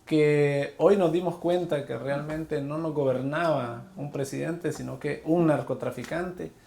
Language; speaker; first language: Spanish; native; Spanish